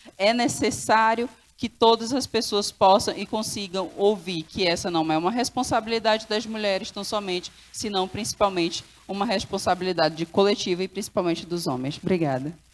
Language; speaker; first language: Portuguese; non-native, local second language; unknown